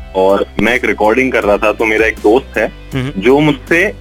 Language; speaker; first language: Hindi; native; Hindi